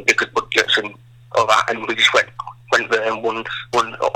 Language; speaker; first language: English; native; English